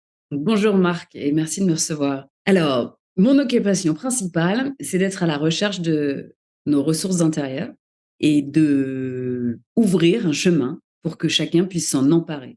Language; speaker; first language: French; native; French